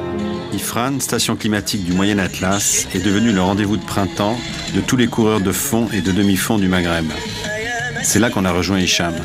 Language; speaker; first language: French; native; French